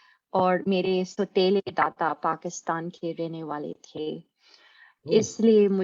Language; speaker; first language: Hindi; non-native, fluent; English